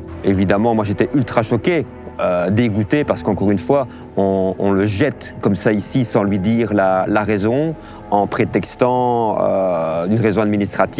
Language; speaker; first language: French; native; French